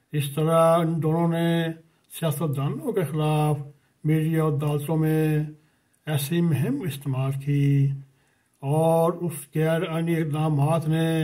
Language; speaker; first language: Urdu; native; Urdu